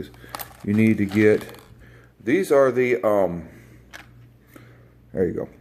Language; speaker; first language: English; native; English